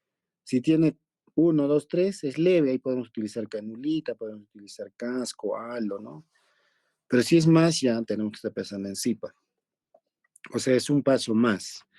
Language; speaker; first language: Spanish; native; Spanish